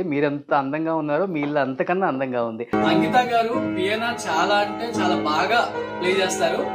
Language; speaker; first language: Telugu; native; Telugu